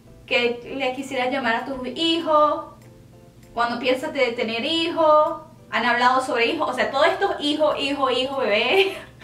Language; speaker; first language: Spanish; early bilingual, heritage; Spanish